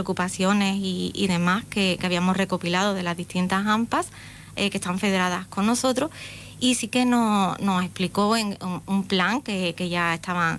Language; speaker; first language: Spanish; native; Spanish